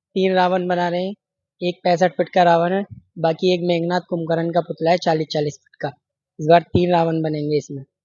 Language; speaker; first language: Hindi; native; Hindi